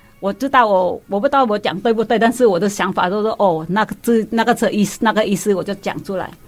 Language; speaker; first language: Chinese; non-native, fluent; Vietnamese